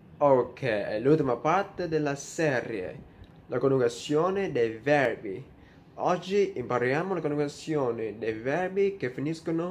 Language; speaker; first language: Italian; non-native, fluent; Vietnamese